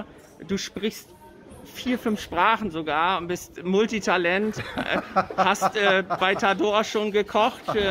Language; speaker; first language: German; native; German